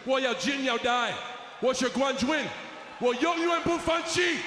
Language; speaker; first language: Chinese; non-native, learner; English